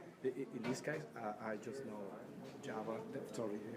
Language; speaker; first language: English; non-native, learner; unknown